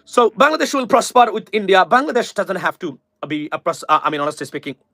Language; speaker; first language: English; non-native, local second language; Bangla